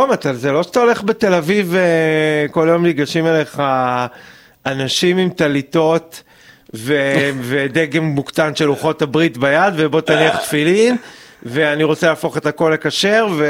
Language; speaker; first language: Hebrew; native; Hebrew